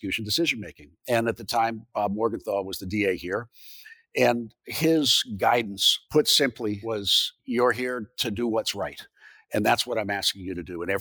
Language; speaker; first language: English; native; English